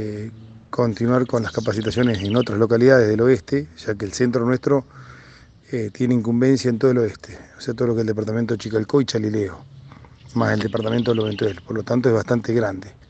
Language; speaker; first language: Spanish; native; Spanish